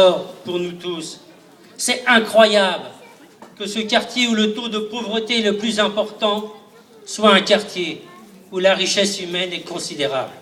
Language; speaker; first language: French; native; French